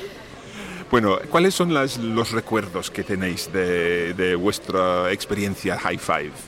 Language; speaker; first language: Spanish; non-native, fluent; English